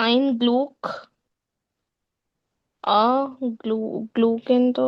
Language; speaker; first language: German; non-native, learner; Urdu